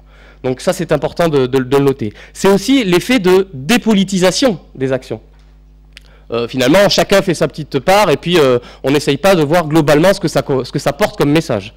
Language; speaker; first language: French; native; French